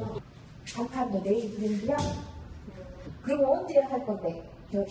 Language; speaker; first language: Korean; native; Korean